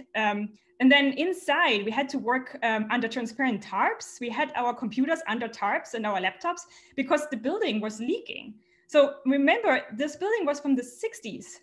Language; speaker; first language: English; non-native, fluent; German